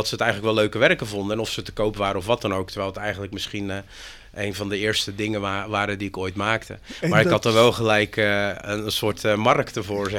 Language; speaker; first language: Dutch; native; Dutch